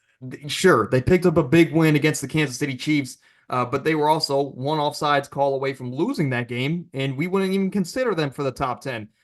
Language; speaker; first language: English; native; English